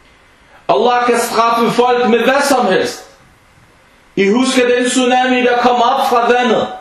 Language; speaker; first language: Danish; non-native, fluent; Arabic